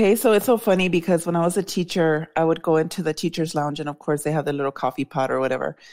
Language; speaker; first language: English; native; English